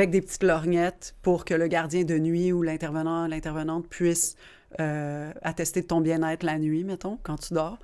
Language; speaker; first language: French; native; French